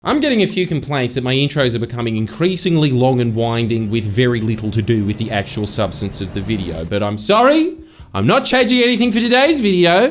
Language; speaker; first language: English; native; English